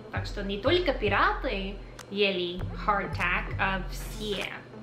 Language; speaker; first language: Russian; non-native, learner; English